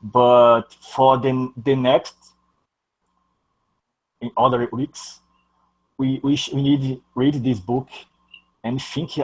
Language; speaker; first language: English; non-native, learner; Portuguese